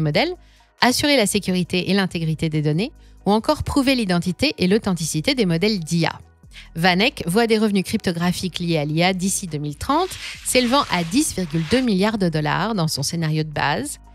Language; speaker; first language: French; native; French